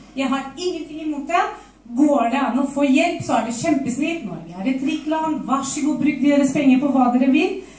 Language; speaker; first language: Norwegian; non-native, fluent; Romanian